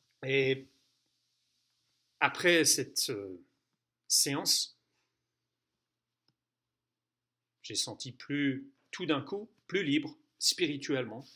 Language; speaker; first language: French; non-native, fluent; English